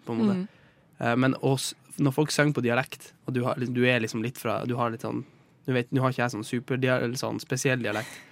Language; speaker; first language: Norwegian; native; Norwegian